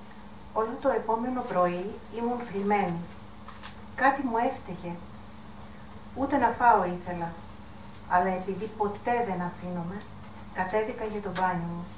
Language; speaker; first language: Greek; native; Greek